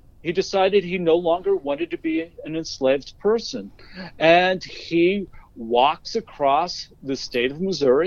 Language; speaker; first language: English; native; English